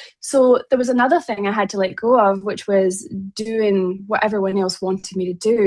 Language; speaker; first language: English; native; English